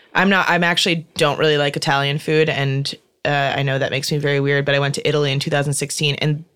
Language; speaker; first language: English; native; English